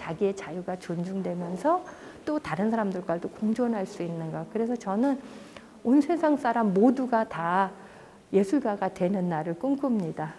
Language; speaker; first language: Korean; native; Korean